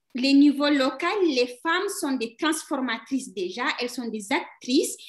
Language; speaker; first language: French; non-native, local second language; Fula